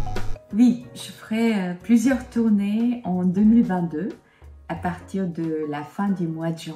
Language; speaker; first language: French; non-native, fluent; Korean